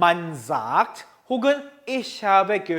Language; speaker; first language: German; non-native, fluent; Korean